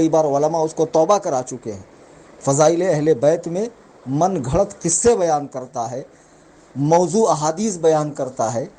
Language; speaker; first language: Urdu; native; Urdu